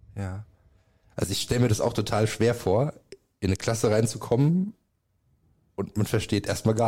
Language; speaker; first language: German; native; German